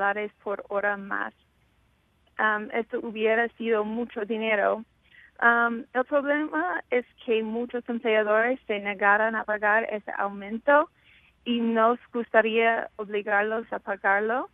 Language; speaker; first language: Spanish; non-native, fluent; English